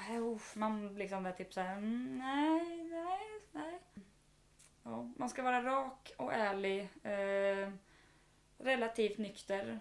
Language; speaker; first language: Swedish; native; Swedish